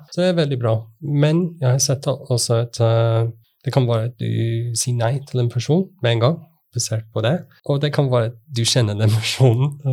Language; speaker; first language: Norwegian; non-native, fluent; English